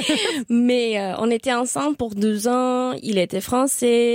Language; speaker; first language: French; non-native, local second language; Spanish